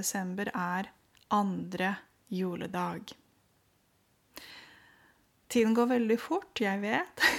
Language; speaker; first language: Norwegian; non-native, fluent; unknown